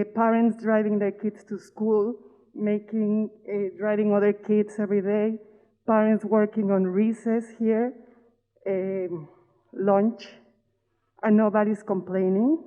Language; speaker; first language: English; non-native, fluent; Spanish